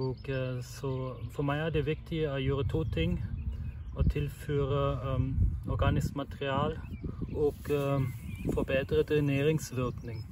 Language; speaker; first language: Norwegian; non-native, fluent; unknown